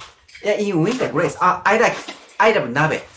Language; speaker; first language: English; non-native, learner; Japanese